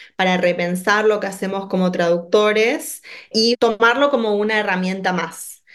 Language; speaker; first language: Spanish; native; Spanish